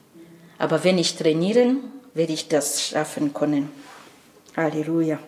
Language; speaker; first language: German; non-native, learner; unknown